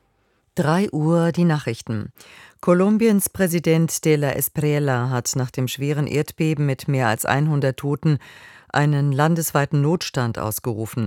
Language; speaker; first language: German; native; German